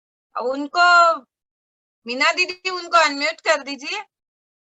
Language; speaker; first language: Hindi; native; Hindi